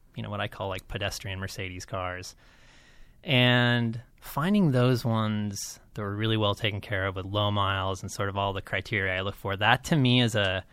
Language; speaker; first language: English; native; English